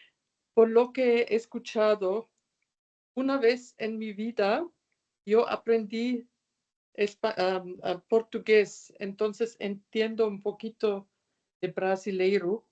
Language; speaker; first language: Spanish; non-native, fluent; German